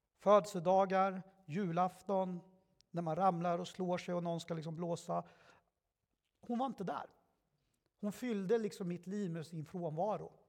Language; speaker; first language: Swedish; early bilingual, other home language; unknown